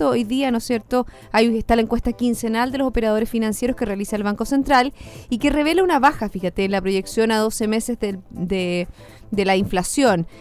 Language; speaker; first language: Spanish; native; Spanish